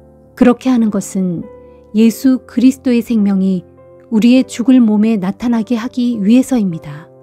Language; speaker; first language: Korean; native; Korean